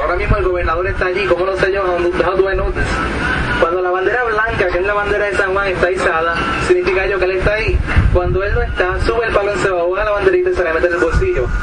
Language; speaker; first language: Spanish; native; Spanish